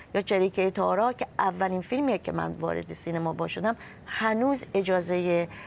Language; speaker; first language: Persian; non-native, local second language; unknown